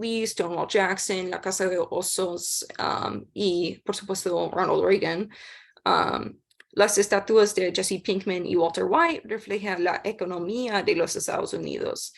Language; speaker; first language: Spanish; non-native, learner; English